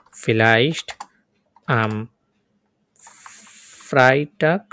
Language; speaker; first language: German; non-native, fluent; Bangla